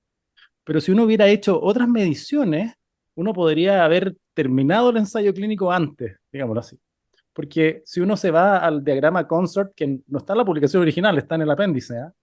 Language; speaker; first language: Spanish; native; Spanish